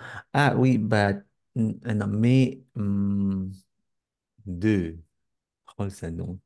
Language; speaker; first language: French; non-native, learner; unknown